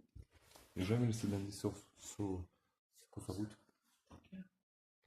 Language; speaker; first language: French; native; French